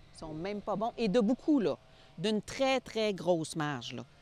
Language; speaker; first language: French; native; French